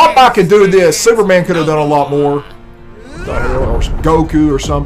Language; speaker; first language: English; native; English